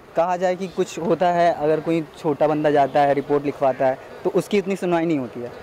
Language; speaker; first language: Hindi; native; Hindi